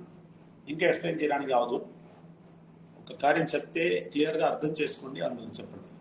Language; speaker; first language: Telugu; non-native, fluent; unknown